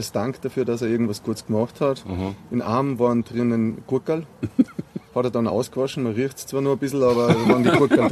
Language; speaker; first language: German; native; German